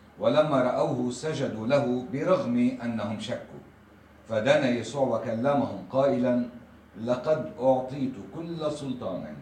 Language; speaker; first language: Arabic; native; Arabic